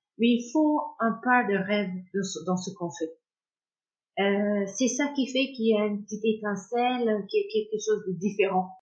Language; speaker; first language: French; non-native, fluent; English